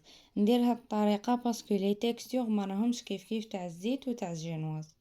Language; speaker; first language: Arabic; native; Arabic